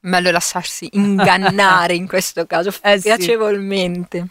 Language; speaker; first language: Italian; native; Italian